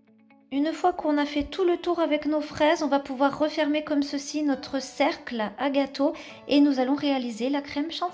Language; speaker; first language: French; native; French